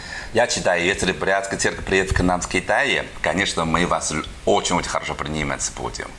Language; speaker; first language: Russian; non-native, learner; Chinese